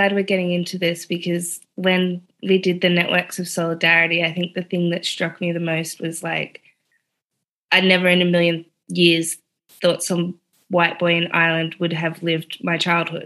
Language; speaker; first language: English; native; English